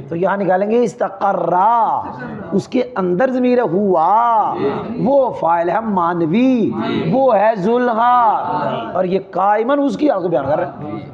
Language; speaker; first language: Urdu; non-native, local second language; Punjabi